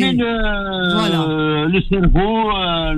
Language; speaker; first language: French; non-native, learner; Arabic